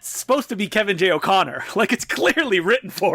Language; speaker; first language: English; native; English